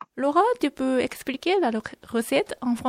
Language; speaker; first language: French; non-native, fluent; Japanese